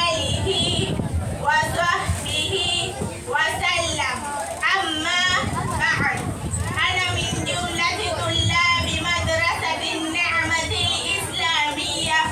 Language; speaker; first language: Arabic; non-native, learner; Swahili